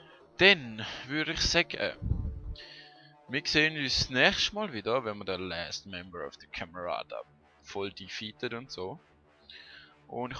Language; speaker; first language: German; native; German